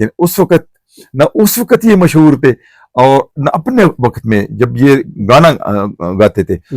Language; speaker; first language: Urdu; non-native, local second language; Pashto